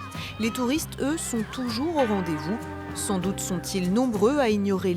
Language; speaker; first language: French; native; French